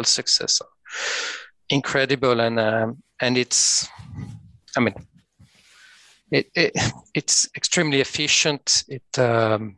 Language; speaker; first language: English; non-native, fluent; French